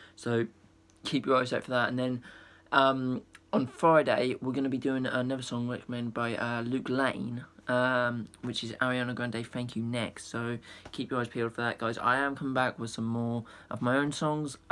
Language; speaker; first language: English; native; English